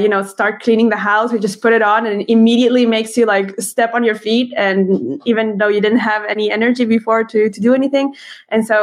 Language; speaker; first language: English; non-native, fluent; Hebrew